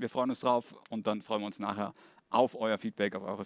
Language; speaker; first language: German; native; German